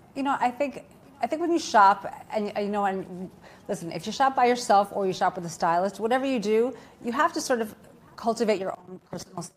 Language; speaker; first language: English; native; English